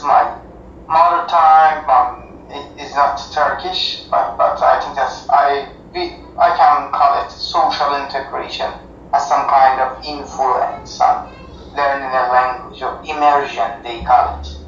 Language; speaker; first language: English; non-native, fluent; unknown